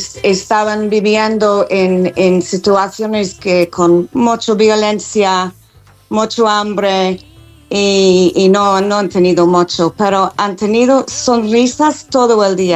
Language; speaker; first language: Spanish; non-native, fluent; English